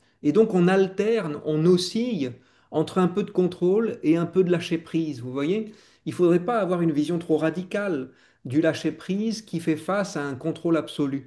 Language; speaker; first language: French; native; French